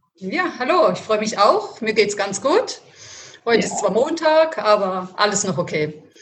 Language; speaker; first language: German; early bilingual, other home language; Italian